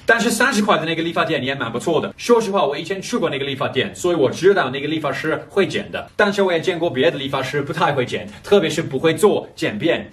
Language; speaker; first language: Chinese; non-native, fluent; English